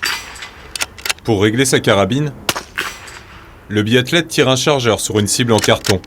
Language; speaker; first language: French; native; French